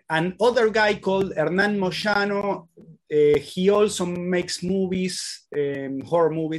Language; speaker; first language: English; non-native, learner; Spanish